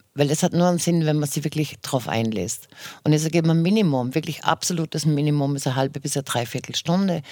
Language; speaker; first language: German; native; German